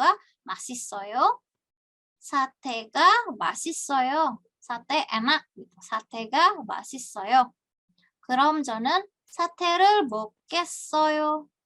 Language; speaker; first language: Korean; non-native, fluent; Indonesian